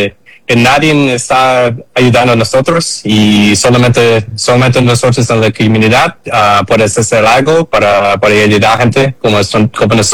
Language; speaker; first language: Spanish; early bilingual, heritage; English